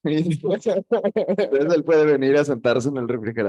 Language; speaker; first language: Spanish; native; Spanish